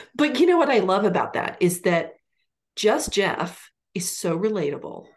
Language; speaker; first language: English; native; English